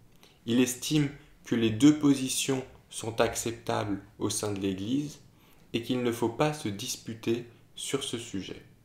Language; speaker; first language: French; native; French